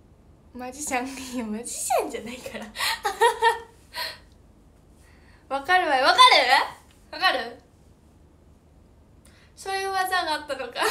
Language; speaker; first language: Japanese; native; Japanese